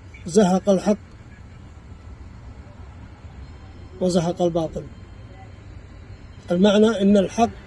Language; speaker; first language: Arabic; native; Arabic